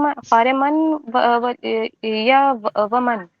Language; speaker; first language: Persian; non-native, learner; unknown